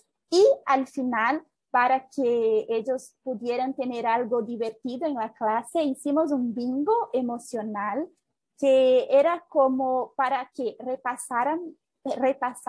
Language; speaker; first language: Spanish; non-native, fluent; Portuguese